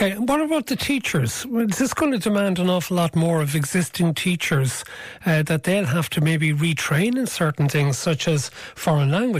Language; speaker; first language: English; native; English